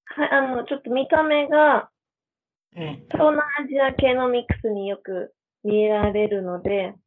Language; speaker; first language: Japanese; native; Japanese